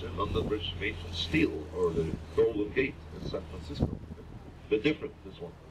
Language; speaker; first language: English; non-native, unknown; Dutch